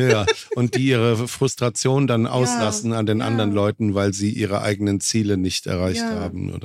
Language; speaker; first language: German; native; German